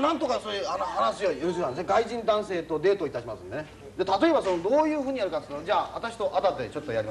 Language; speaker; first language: Japanese; native; Japanese